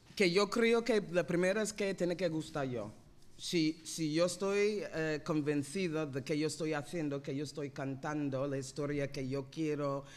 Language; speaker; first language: Spanish; non-native, fluent; English